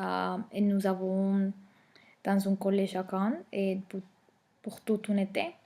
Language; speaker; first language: French; non-native, learner; Spanish